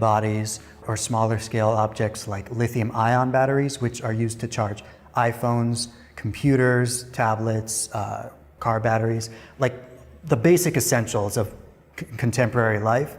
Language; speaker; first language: English; native; English